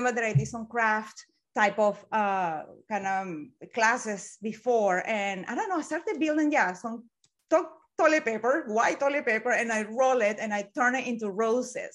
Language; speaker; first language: English; non-native, fluent; Spanish